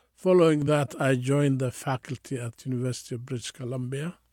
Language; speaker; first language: English; non-native, fluent; Tigrinya